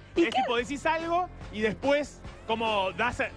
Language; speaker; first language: Spanish; native; Spanish